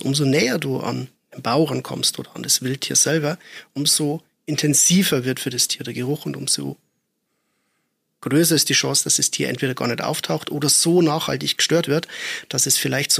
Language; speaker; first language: German; native; German